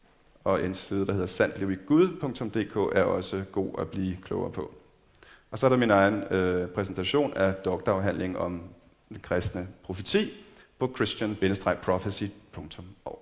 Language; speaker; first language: Danish; native; Danish